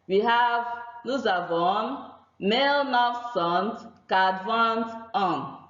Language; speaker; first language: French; non-native, fluent; Igbo